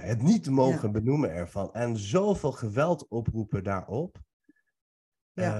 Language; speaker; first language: Dutch; early bilingual, other home language; Persian